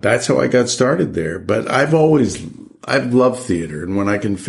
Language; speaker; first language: English; native; English